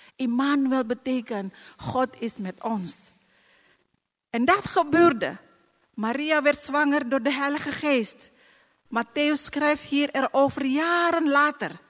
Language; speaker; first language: Dutch; non-native, fluent; Indonesian